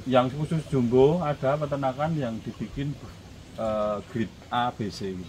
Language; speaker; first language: Indonesian; non-native, local second language; Javanese